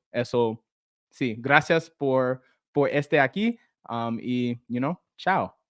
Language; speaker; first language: Spanish; non-native, learner; English